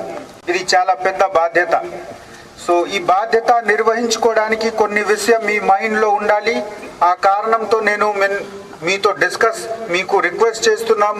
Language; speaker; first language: Telugu; non-native, fluent; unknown